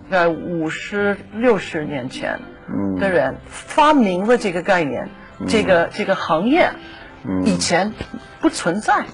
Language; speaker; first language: Chinese; non-native, fluent; English